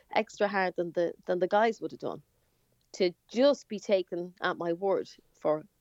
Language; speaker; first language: English; native; English